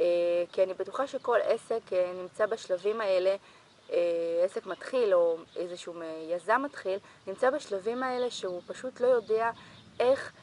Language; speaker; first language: Hebrew; native; Hebrew